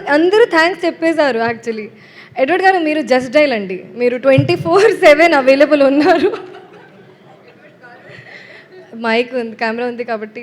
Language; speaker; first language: Telugu; non-native, learner; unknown